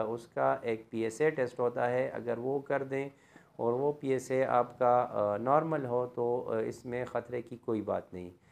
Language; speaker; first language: Urdu; non-native, local second language; Pashto